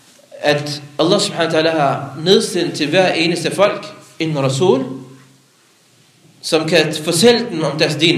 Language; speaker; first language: Danish; non-native, local second language; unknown